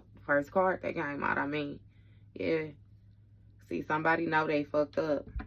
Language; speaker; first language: English; native; English